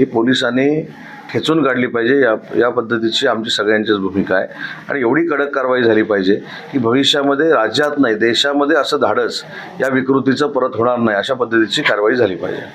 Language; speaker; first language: Marathi; native; Marathi